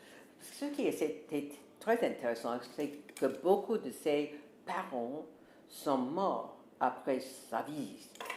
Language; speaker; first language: French; non-native, fluent; English